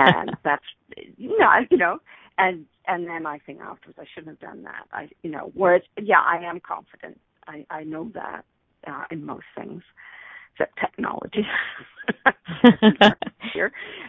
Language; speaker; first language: English; native; English